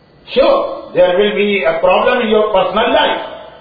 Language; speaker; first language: English; non-native, fluent; Urdu